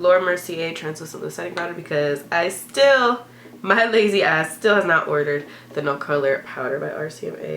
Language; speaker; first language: English; native; English